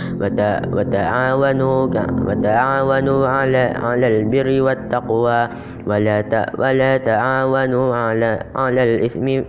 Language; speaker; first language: Arabic; non-native, learner; Indonesian